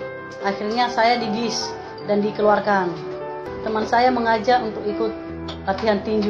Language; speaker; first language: Indonesian; non-native, local second language; Nias